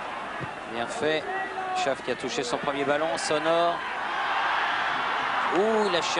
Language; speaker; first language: French; native; French